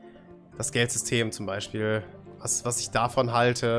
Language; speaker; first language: German; native; German